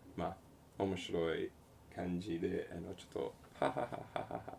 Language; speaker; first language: Japanese; non-native, learner; English